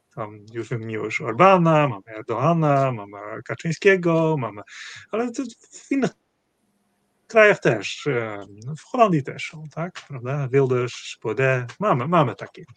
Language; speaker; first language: Polish; non-native, fluent; Dutch